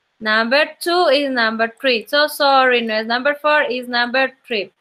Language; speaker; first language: English; non-native, learner; Spanish